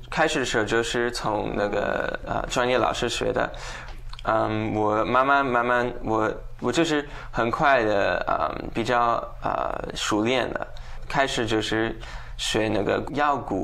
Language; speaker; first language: Chinese; non-native, fluent; English